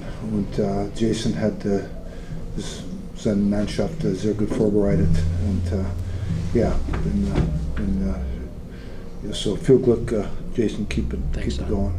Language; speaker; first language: German; non-native, learner; English